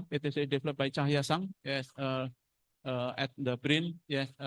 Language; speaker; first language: English; non-native, fluent; Indonesian